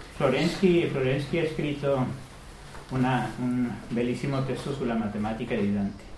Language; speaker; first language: Italian; non-native, fluent; Spanish